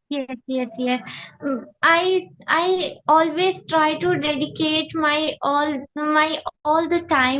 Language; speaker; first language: English; non-native, learner; Hindi